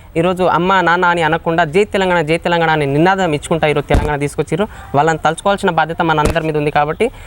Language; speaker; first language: Telugu; non-native, local second language; Lambadi